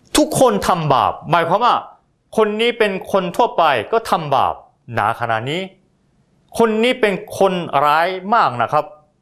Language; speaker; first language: Thai; non-native, fluent; Korean